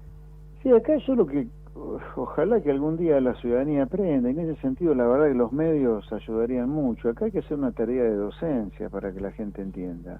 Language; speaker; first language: Spanish; native; Spanish